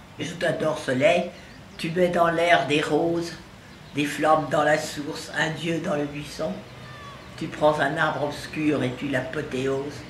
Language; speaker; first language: French; native; French